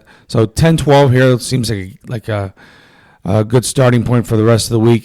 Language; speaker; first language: English; native; English